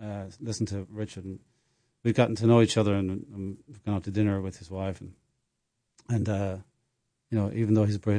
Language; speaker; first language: English; native; English